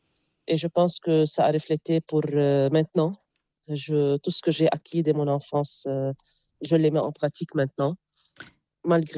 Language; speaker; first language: French; non-native, local second language; Arabic